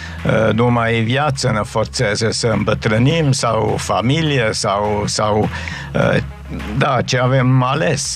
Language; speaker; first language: Romanian; non-native, fluent; German